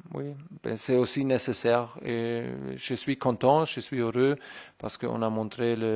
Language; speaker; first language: French; non-native, fluent; German